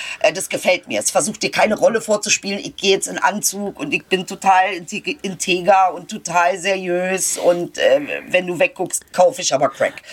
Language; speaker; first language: German; early bilingual, other home language; Turkish